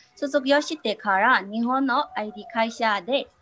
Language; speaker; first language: Japanese; non-native, learner; Burmese